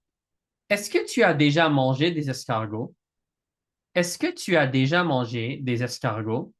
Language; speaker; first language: French; non-native, fluent; English